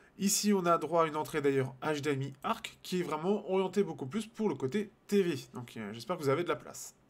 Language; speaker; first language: French; native; French